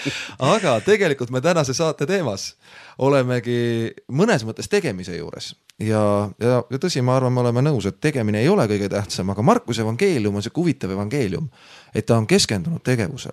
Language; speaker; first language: Estonian; native; Estonian